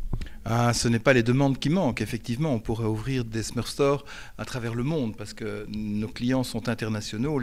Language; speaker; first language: French; native; French